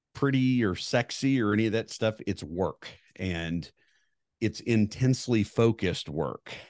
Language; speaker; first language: English; native; English